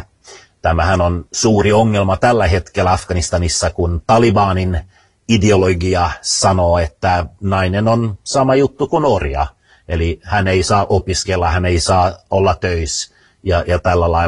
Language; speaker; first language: Finnish; early bilingual, heritage; Finnish